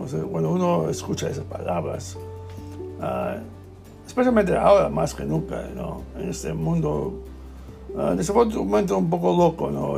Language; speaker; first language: Spanish; non-native, learner; English